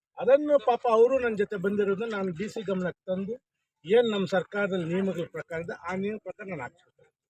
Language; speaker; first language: Kannada; non-native, local second language; Telugu